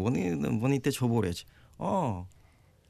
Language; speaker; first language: Ukrainian; non-native, learner; Japanese